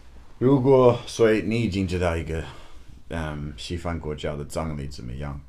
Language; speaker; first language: Chinese; non-native, learner; English